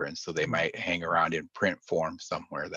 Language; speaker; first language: English; native; English